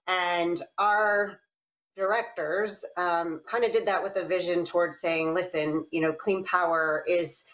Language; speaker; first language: English; native; English